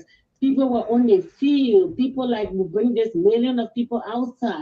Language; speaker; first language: English; native; English